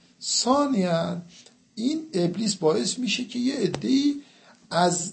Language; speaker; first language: Persian; native; Persian